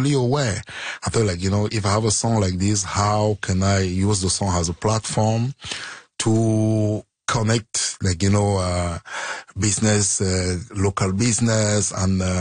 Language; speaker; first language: English; non-native, local second language; French